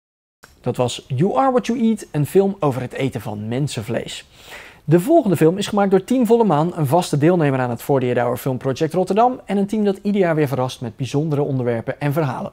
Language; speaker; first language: Dutch; native; Dutch